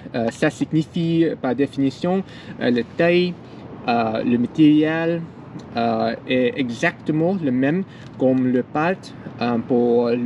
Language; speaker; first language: French; non-native, learner; English